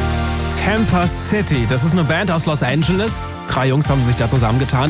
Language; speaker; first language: German; native; German